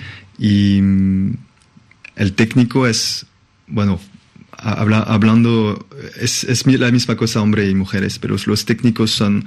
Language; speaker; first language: Spanish; non-native, fluent; French